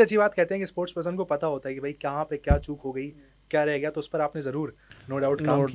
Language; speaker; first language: Hindi; native; Hindi